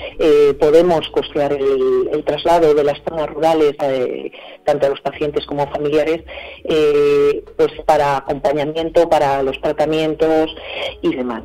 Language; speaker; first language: Spanish; native; Spanish